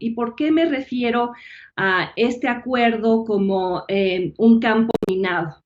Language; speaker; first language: Spanish; native; Spanish